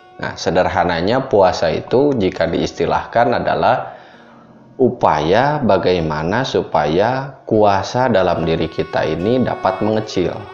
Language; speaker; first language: Indonesian; non-native, local second language; Sundanese